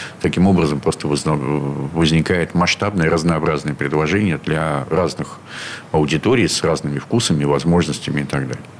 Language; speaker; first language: Russian; native; Russian